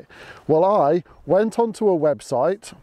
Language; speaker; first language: English; native; English